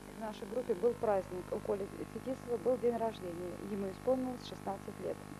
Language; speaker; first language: Russian; native; Russian